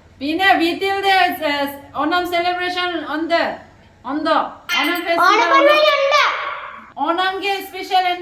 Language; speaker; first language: Malayalam; non-native, learner; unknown